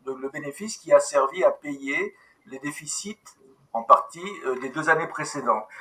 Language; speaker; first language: French; native; French